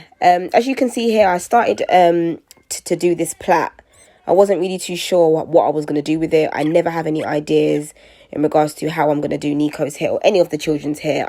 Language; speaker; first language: English; native; English